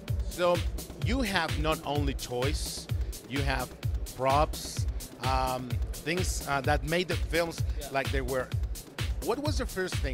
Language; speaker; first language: English; non-native, fluent; Spanish